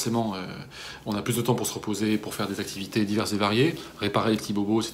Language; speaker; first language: French; native; French